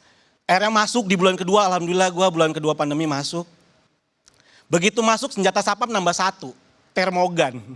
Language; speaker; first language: Indonesian; native; Indonesian